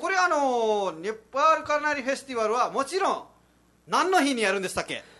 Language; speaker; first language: Japanese; non-native, fluent; Nepali